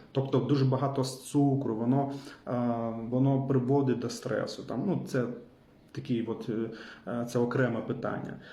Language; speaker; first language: Ukrainian; non-native, local second language; Russian